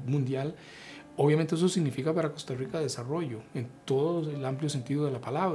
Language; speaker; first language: Spanish; native; Spanish